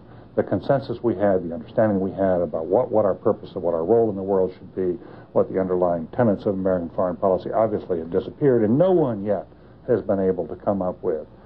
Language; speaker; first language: English; native; English